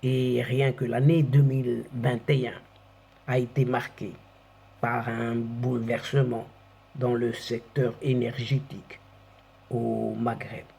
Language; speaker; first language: French; non-native, local second language; Arabic